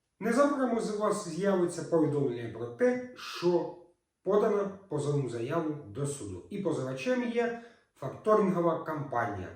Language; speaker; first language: Ukrainian; native; Ukrainian